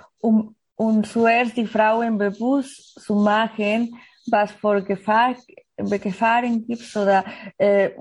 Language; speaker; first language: German; non-native, learner; Spanish